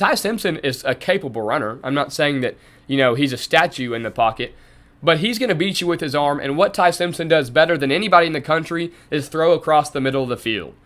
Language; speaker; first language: English; native; English